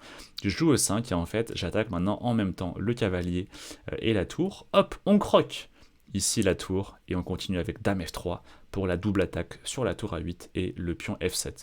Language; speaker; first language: French; native; French